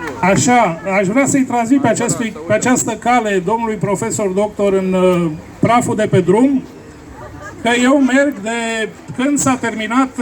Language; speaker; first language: Romanian; native; Romanian